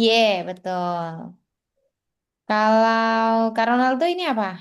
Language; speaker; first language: Indonesian; native; Indonesian